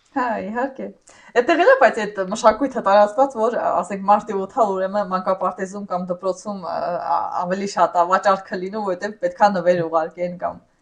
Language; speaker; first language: Armenian; native; Armenian